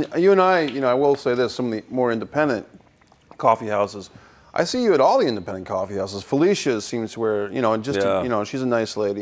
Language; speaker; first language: English; native; English